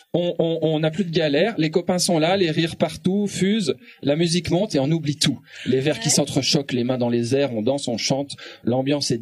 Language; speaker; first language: French; native; French